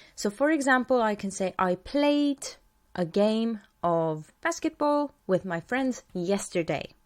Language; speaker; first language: English; non-native, fluent; Estonian